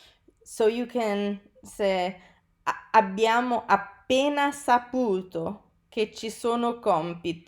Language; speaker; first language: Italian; non-native, fluent; English